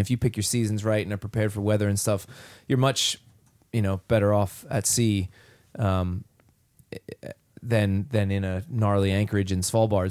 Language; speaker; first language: English; native; English